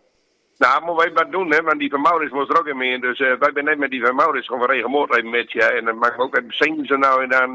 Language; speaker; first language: Dutch; native; Dutch